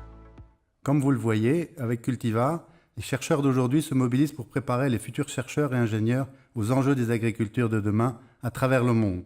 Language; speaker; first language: French; native; French